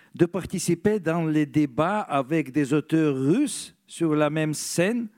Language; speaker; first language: French; non-native, fluent; Russian